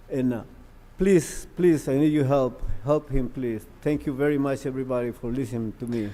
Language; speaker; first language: English; non-native, learner; Spanish